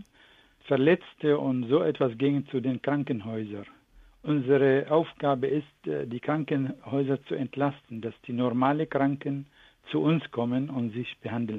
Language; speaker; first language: German; non-native, fluent; Arabic